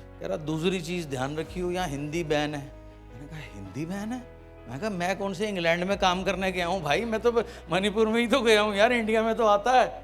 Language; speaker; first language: Hindi; native; Hindi